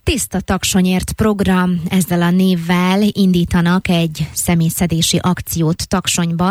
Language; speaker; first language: Hungarian; native; Hungarian